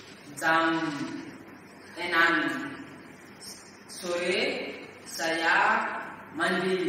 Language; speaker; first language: Indonesian; non-native, learner; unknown